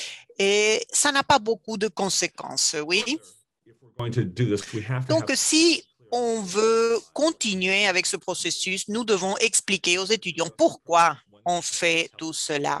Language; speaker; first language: French; non-native, fluent; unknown